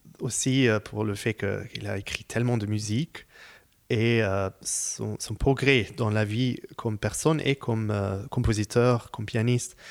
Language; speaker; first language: French; non-native, fluent; Hebrew